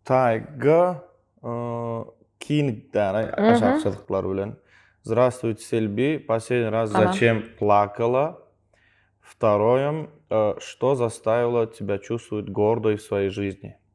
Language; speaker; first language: Russian; non-native, local second language; Turkmen